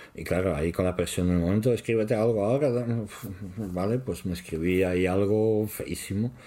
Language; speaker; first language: Spanish; native; Spanish